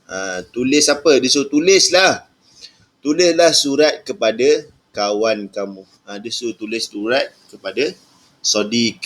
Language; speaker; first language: Malay; native; Malay